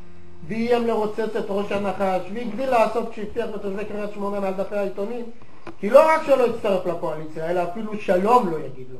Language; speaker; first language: Hebrew; native; Hebrew